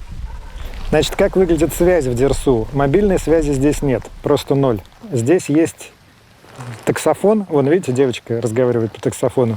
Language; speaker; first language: Russian; native; Russian